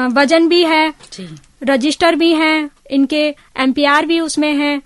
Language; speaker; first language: Hindi; native; Hindi